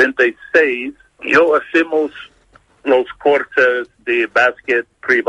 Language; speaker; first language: Spanish; non-native, learner; English